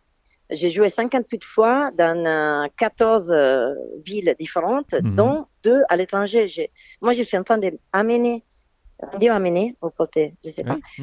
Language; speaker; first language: French; non-native, fluent; Italian